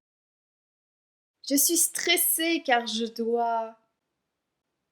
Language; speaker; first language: French; native; French